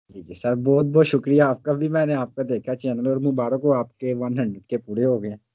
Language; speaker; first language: Urdu; non-native, local second language; Punjabi